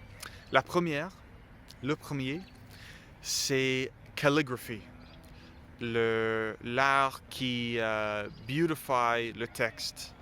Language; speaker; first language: French; non-native, learner; English